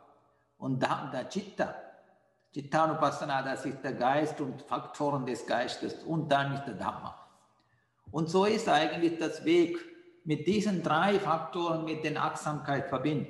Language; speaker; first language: German; non-native, fluent; Sinhala